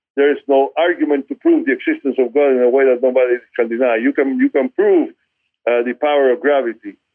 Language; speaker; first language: English; non-native, fluent; Spanish